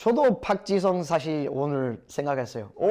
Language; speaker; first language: Korean; non-native, learner; English